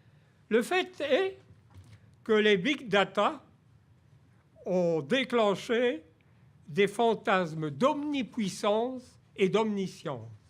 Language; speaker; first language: French; native; French